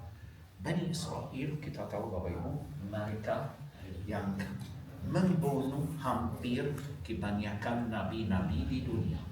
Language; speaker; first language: Indonesian; non-native, fluent; Arabic